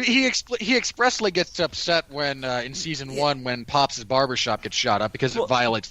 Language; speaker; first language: English; native; English